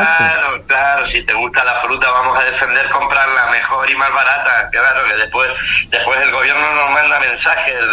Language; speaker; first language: Spanish; native; Spanish